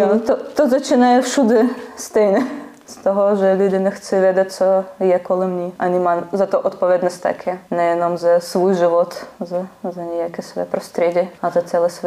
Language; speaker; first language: Czech; non-native, learner; Russian